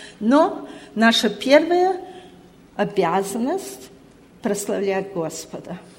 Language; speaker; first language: Russian; early bilingual, heritage; Russian